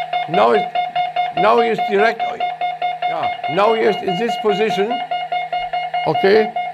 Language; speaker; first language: English; non-native, learner; German